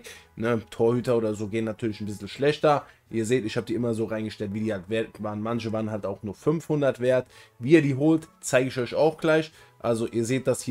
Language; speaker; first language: German; native; German